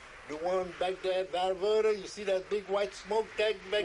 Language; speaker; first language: English; early bilingual, other home language; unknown